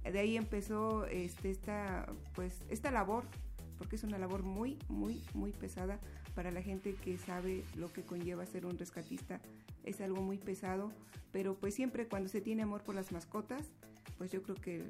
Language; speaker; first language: Spanish; native; Spanish